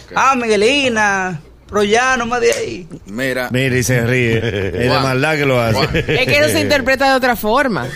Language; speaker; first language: Spanish; native; Spanish